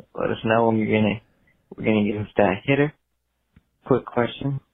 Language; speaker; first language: English; native; English